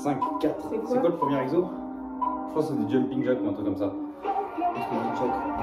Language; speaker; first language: French; native; French